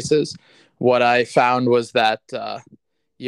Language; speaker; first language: English; native; English